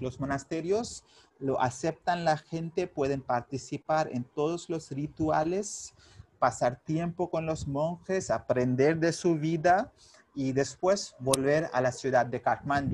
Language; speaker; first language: Spanish; non-native, fluent; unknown